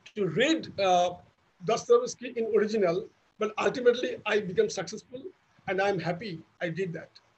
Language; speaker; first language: English; non-native, local second language; Bangla